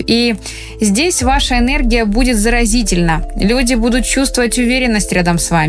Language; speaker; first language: Russian; native; Russian